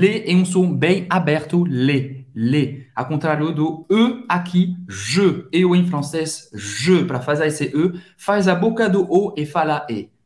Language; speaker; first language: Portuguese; non-native, fluent; French